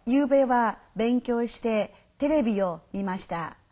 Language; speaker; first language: Japanese; non-native, fluent; Chinese